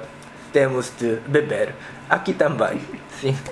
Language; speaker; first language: Portuguese; non-native, learner; Korean